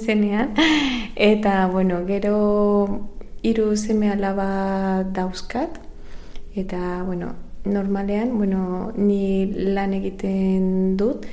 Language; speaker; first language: Basque; non-native, learner; Spanish